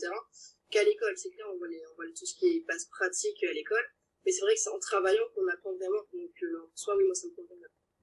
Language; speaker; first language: French; native; French